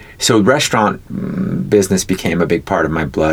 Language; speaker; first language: English; native; English